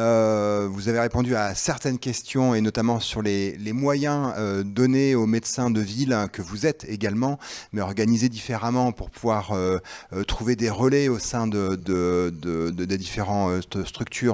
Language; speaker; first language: French; native; French